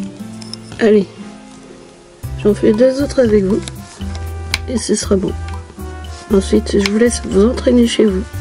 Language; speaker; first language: French; native; French